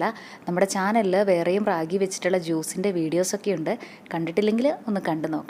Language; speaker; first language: Malayalam; native; Malayalam